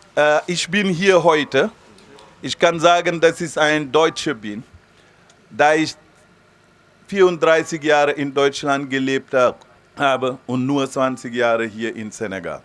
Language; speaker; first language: German; non-native, fluent; Wolof